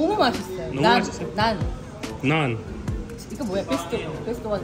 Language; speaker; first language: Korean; non-native, learner; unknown